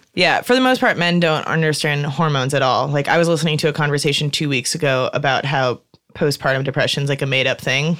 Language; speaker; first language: English; native; English